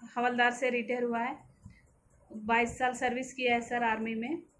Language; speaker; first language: Hindi; non-native, local second language; Telugu